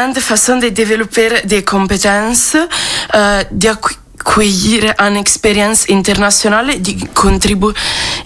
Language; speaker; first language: French; non-native, learner; Italian